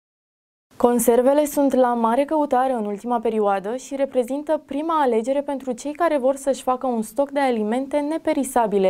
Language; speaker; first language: Romanian; native; Romanian